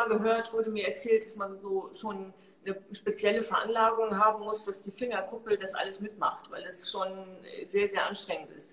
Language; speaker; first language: German; native; German